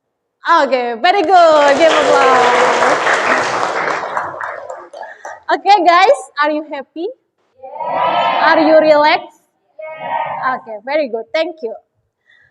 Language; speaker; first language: English; non-native, learner; Indonesian